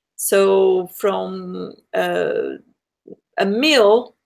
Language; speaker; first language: English; non-native, fluent; Portuguese